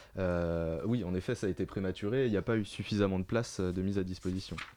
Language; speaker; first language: French; native; French